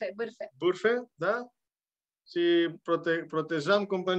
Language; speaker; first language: Romanian; non-native, learner; Greek